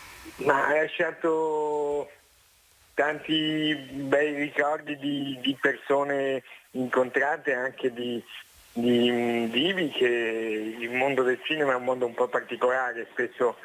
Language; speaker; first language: Italian; native; Italian